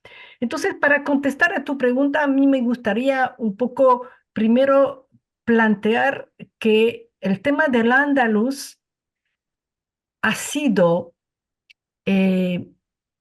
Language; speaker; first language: Spanish; non-native, fluent; Arabic